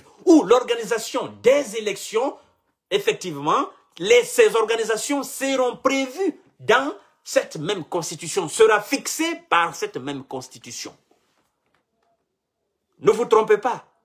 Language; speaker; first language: French; non-native, local second language; Mandingo